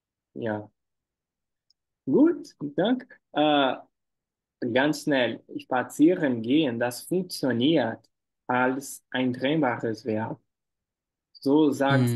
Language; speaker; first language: German; non-native, fluent; Portuguese